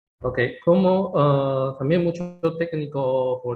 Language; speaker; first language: Spanish; non-native, learner; Chinese